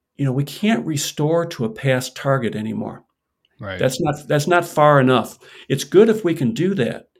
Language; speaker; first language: English; native; English